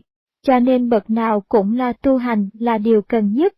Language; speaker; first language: Vietnamese; native; Vietnamese